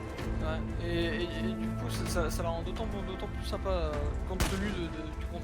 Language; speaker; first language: French; native; French